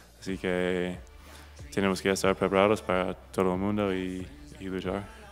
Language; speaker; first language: Spanish; non-native, fluent; English